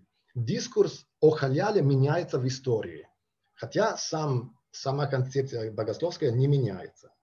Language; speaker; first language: Russian; non-native, fluent; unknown